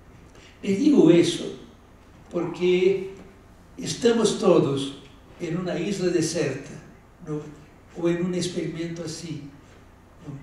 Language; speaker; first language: Spanish; non-native, fluent; Portuguese